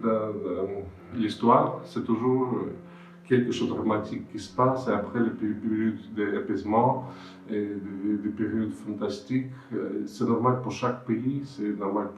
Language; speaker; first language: French; non-native, fluent; Russian